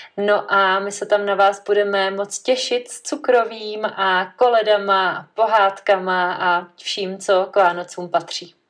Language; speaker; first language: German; non-native, fluent; Czech